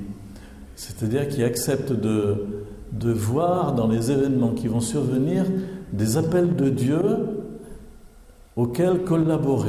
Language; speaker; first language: French; native; French